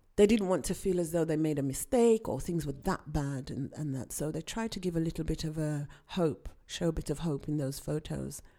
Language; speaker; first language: English; native; English